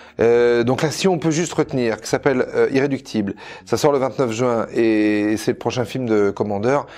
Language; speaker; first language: French; native; French